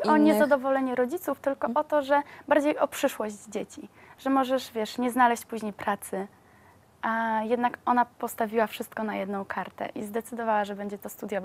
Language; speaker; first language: Polish; native; Polish